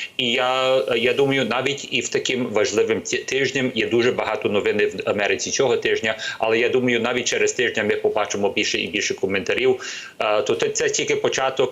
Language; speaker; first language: Ukrainian; early bilingual, heritage; Ukrainian